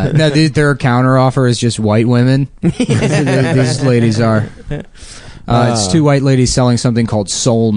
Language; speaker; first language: English; native; English